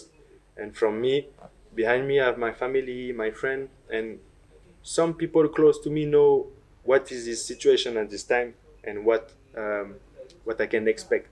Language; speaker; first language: English; non-native, learner; French